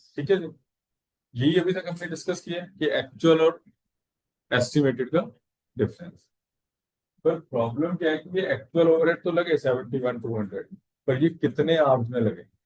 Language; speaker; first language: Hindi; native; Hindi